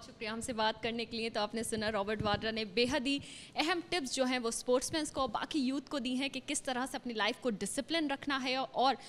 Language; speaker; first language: Hindi; native; Hindi